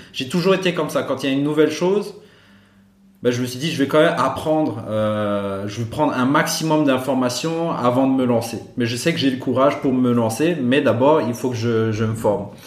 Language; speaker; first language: French; non-native, local second language; Malagasy